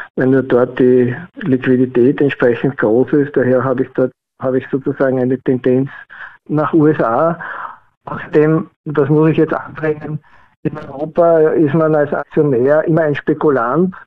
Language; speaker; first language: German; native; German